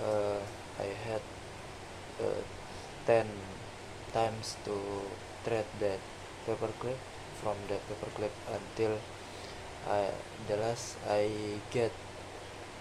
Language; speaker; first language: English; non-native, learner; Indonesian